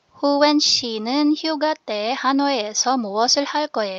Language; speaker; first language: Korean; non-native, fluent; Filipino